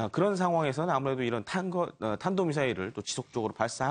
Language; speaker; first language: Korean; native; Korean